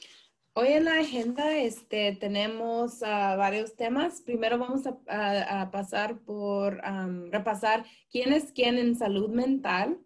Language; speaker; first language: Spanish; early bilingual, heritage; Spanish